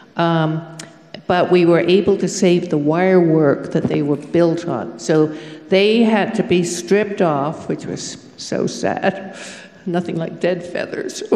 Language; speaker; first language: English; native; English